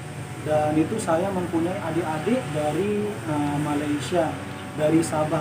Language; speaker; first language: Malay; non-native, local second language; Madurese